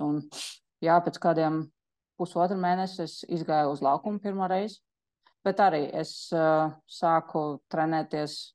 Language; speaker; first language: Latvian; non-native, local second language; Russian